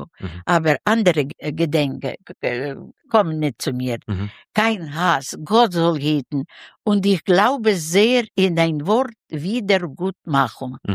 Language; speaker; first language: German; non-native, learner; Russian